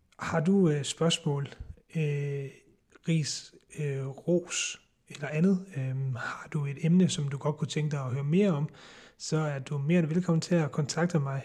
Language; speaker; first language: Danish; native; Danish